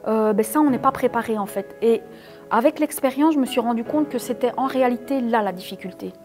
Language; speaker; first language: French; native; French